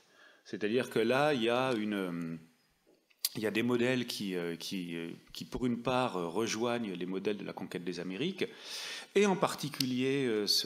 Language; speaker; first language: French; native; French